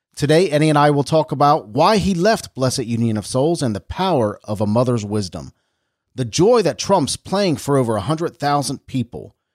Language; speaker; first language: English; native; English